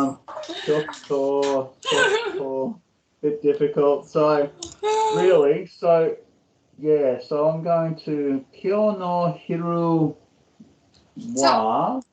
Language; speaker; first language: English; non-native, learner; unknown